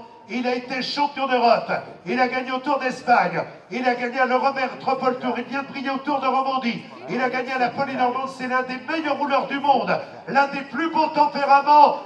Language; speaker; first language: French; native; French